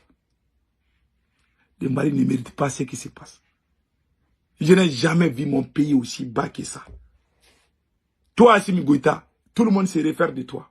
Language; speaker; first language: French; non-native, local second language; Bambara